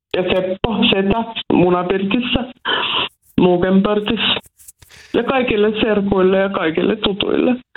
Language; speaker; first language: Finnish; non-native, local second language; Swedish